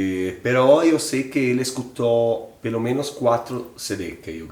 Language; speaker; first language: Portuguese; non-native, fluent; Italian